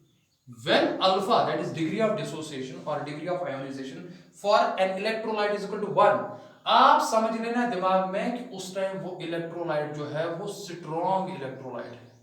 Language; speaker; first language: Hindi; non-native, local second language; Kashmiri